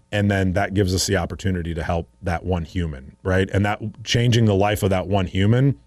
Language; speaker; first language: English; native; English